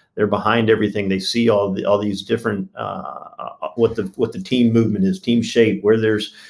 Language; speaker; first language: English; native; English